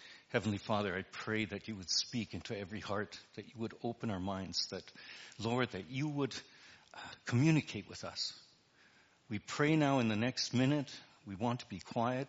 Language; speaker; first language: English; native; English